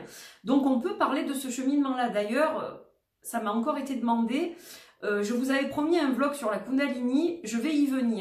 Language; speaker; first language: French; native; French